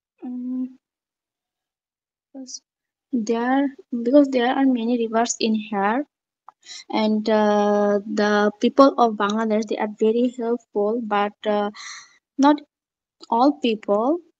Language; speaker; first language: English; non-native, learner; Bangla